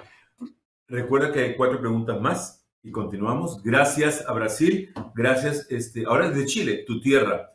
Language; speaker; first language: Spanish; native; Spanish